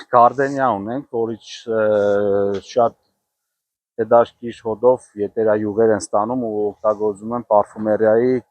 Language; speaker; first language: Armenian; native; Armenian